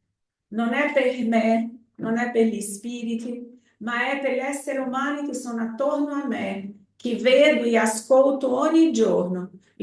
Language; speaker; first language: Italian; non-native, fluent; Portuguese